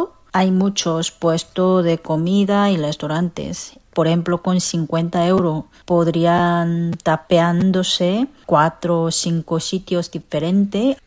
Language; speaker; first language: Spanish; non-native, fluent; Korean